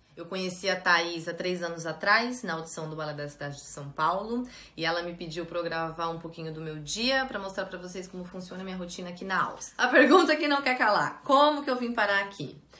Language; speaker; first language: Portuguese; native; Portuguese